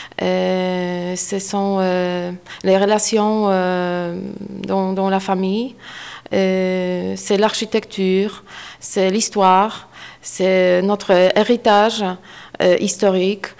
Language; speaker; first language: French; non-native, fluent; Polish